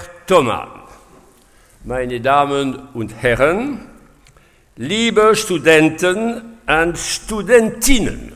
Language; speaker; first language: German; non-native, fluent; French